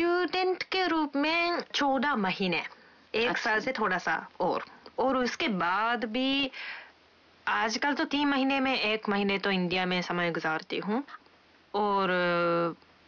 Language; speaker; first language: Hindi; non-native, fluent; Japanese